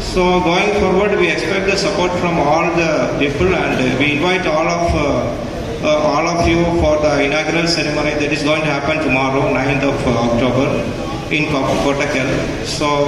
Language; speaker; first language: English; non-native, local second language; Malayalam